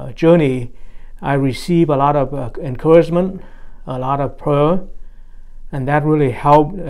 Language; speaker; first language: English; non-native, fluent; Vietnamese